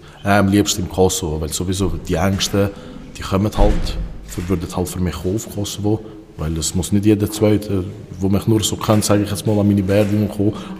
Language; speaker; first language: German; early bilingual, other home language; Albanian